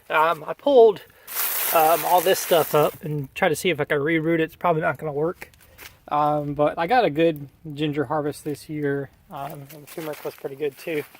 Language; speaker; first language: English; native; English